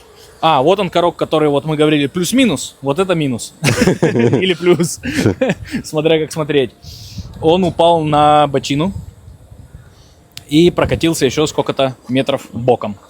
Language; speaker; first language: Russian; native; Russian